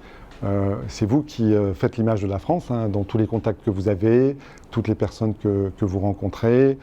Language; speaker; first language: French; native; French